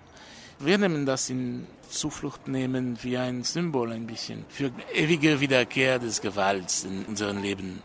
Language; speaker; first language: German; non-native, fluent; French